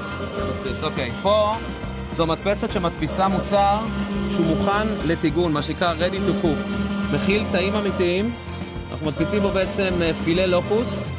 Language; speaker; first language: Hebrew; native; Hebrew